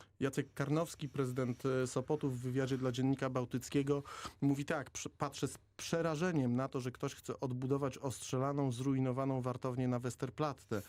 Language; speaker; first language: Polish; native; Polish